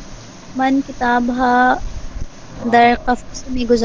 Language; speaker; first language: Persian; non-native, learner; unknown